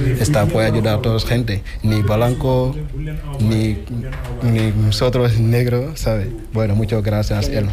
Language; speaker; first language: Spanish; non-native, learner; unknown